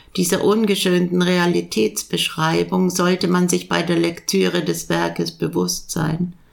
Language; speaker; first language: German; native; German